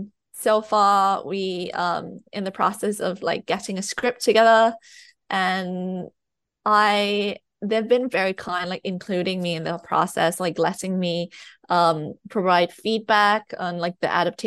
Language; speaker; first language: English; non-native, fluent; Thai